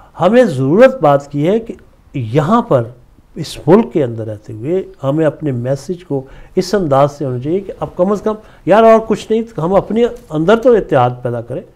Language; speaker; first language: Urdu; native; Urdu